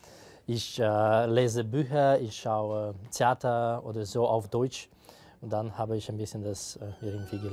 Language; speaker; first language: German; non-native, fluent; Russian